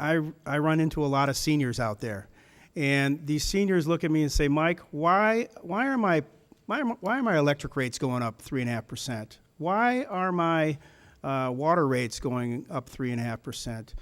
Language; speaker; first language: English; early bilingual, other home language; German